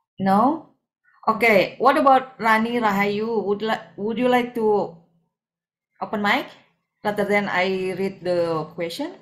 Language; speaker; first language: English; non-native, fluent; Indonesian